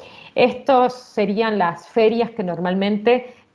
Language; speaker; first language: Spanish; native; Spanish